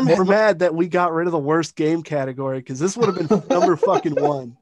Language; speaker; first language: English; native; English